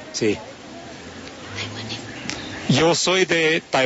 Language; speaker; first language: Spanish; non-native, fluent; Chinese